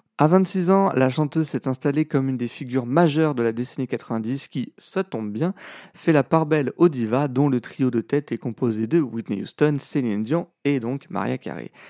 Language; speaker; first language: French; native; French